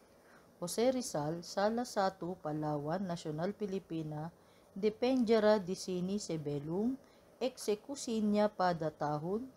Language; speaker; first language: Indonesian; non-native, learner; Filipino